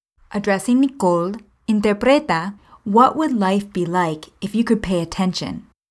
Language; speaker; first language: English; native; English